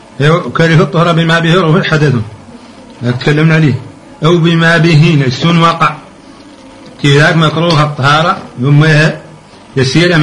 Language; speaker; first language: Arabic; native; Arabic